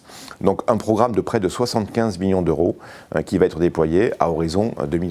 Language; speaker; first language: French; native; French